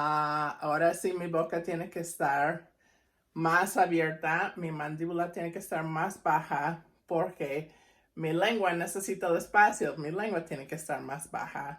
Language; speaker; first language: Spanish; non-native, fluent; English